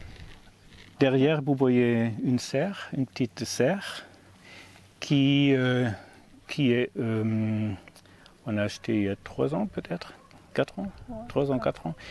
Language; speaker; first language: French; non-native, learner; German